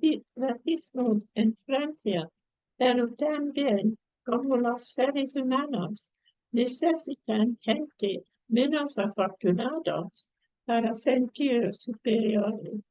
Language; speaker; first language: Spanish; non-native, fluent; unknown